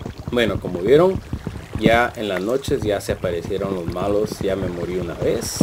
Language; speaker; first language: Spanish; early bilingual, heritage; Spanish